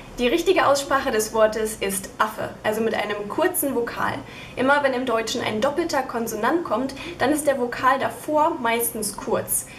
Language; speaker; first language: German; native; German